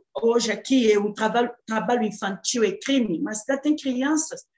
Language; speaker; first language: Portuguese; non-native, fluent; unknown